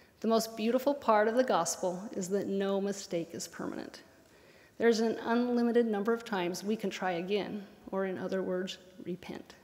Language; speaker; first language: English; native; English